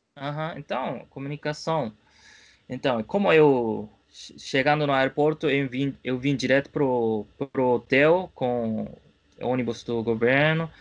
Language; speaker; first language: Portuguese; non-native, fluent; Japanese